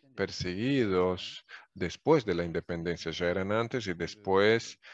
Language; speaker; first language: Spanish; non-native, fluent; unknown